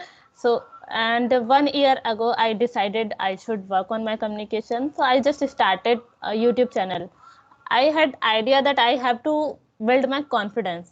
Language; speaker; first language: English; non-native, local second language; Hindi